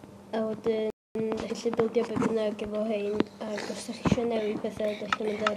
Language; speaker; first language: Welsh; native; Welsh